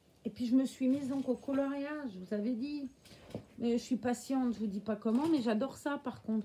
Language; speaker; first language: French; native; French